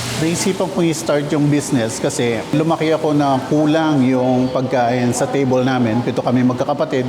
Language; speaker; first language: Filipino; non-native, local second language; Pampanga